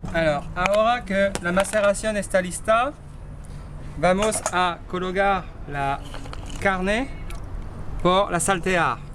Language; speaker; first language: Spanish; non-native, learner; French